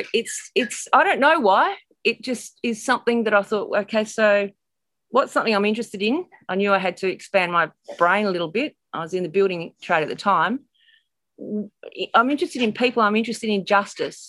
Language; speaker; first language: English; native; English